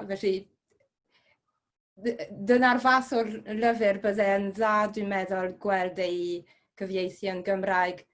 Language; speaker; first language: Welsh; non-native, fluent; French